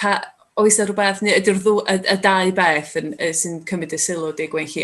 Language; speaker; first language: Welsh; native; Welsh